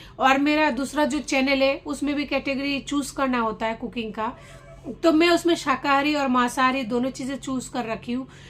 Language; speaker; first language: Hindi; non-native, local second language; Bangla